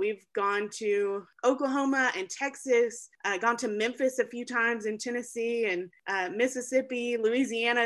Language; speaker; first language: English; native; English